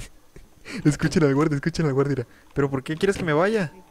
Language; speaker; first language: Spanish; native; Spanish